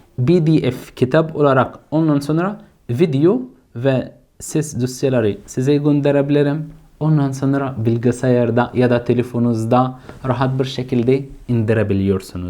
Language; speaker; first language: Turkish; non-native, fluent; Arabic